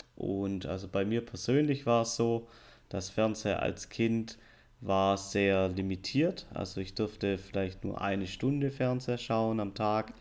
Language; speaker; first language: German; native; German